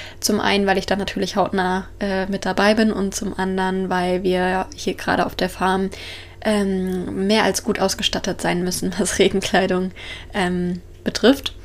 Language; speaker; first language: German; native; German